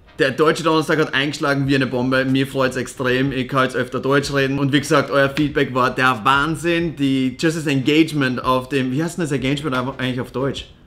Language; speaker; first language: German; native; German